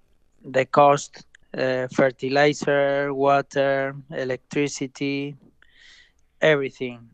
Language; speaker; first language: English; non-native, fluent; Spanish